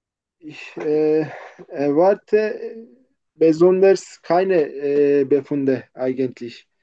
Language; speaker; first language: German; non-native, learner; Turkish